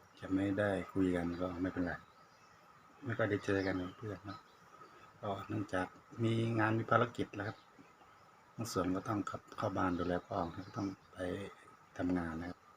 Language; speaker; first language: Thai; native; Thai